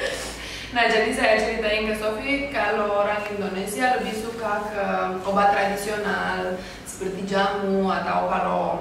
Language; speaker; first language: Indonesian; non-native, fluent; Romanian